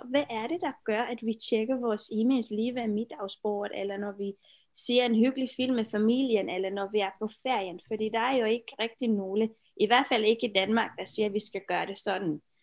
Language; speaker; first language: Danish; non-native, fluent; Romanian